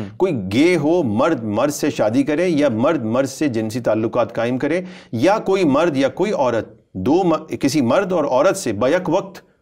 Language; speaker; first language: Urdu; native; Urdu